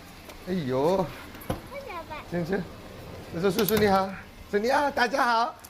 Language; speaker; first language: Chinese; non-native, fluent; Morisyen